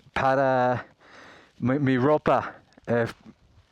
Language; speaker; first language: Spanish; non-native, learner; English